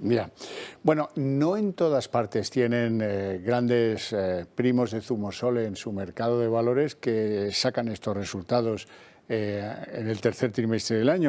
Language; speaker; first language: Spanish; native; Spanish